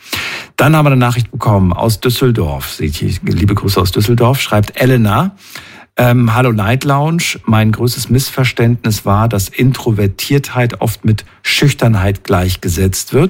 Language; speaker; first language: German; native; German